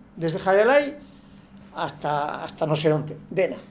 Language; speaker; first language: Spanish; non-native, local second language; Basque